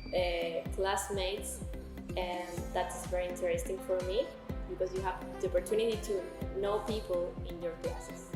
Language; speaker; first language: English; non-native, learner; Spanish